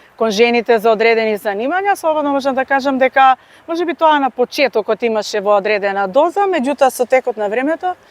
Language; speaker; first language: Macedonian; native; Macedonian